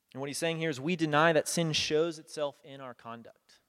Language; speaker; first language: English; native; English